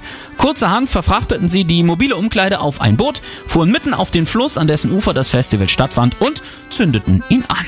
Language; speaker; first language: German; native; German